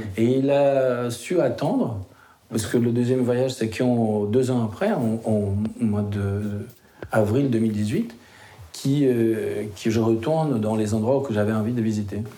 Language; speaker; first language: French; non-native, fluent; Portuguese